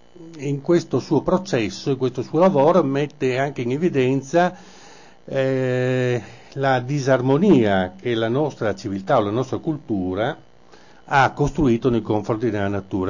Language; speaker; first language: Italian; native; Italian